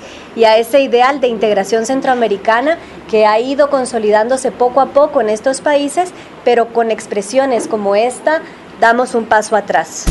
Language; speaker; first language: Spanish; native; Spanish